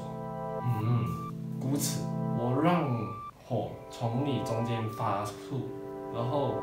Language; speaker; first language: Chinese; native; Chinese